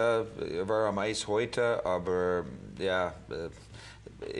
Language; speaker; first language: German; non-native, learner; English